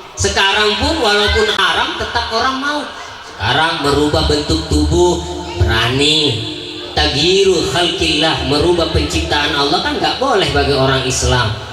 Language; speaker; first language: Indonesian; non-native, local second language; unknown